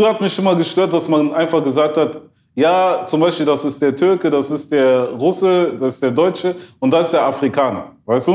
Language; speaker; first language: German; early bilingual, other home language; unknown